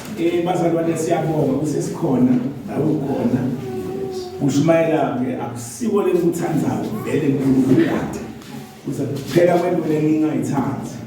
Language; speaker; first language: Zulu; non-native, local second language; Swati